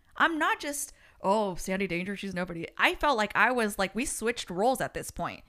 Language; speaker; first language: English; early bilingual, other home language; Spanish